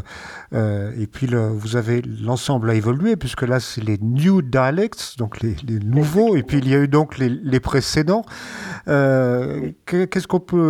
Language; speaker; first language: French; native; French